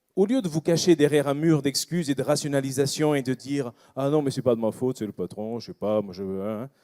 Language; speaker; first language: French; non-native, fluent; Portuguese